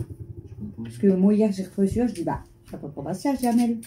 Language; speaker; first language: French; native; French